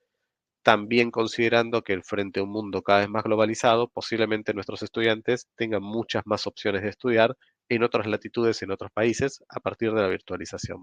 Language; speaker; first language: Spanish; native; Spanish